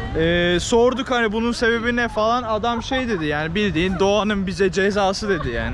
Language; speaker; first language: Turkish; native; Turkish